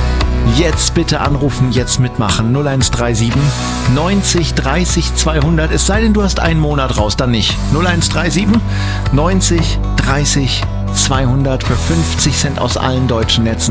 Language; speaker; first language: German; native; German